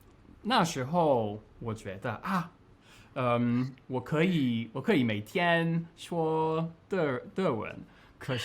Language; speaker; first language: Chinese; non-native, learner; English